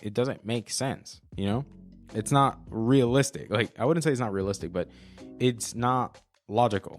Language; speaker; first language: English; native; English